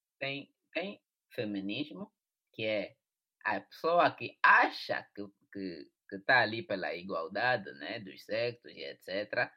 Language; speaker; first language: Portuguese; native; Portuguese